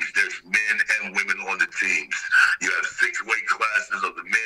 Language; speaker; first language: English; native; English